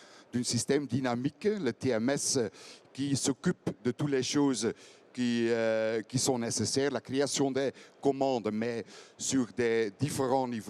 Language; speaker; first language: French; non-native, fluent; Dutch